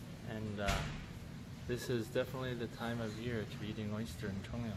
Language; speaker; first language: English; native; English